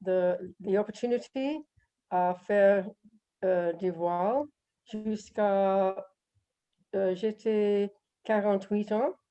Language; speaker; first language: French; non-native, learner; English